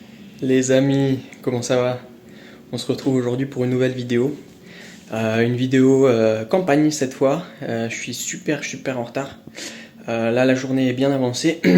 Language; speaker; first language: French; native; French